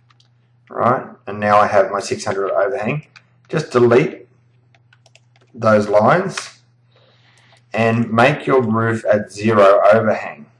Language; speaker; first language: English; native; English